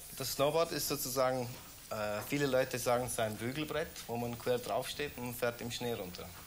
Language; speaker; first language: German; native; German